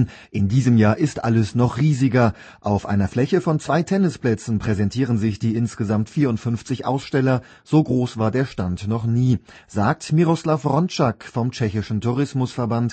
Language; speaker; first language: German; native; German